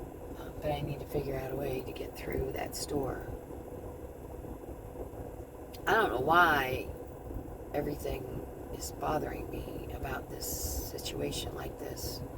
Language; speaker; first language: English; native; English